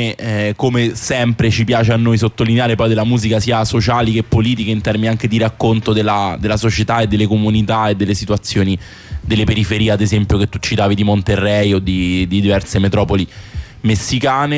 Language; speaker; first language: Italian; native; Italian